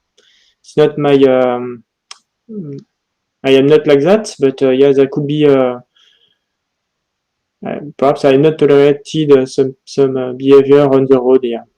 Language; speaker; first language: English; non-native, learner; French